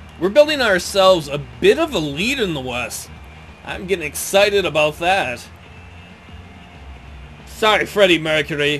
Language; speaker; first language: English; native; English